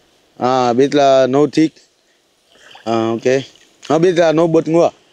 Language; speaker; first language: Vietnamese; non-native, learner; Portuguese